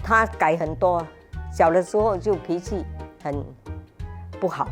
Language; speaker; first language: Chinese; native; Chinese